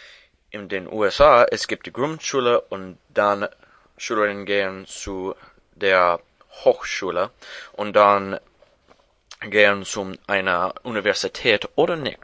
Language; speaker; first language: German; non-native, learner; English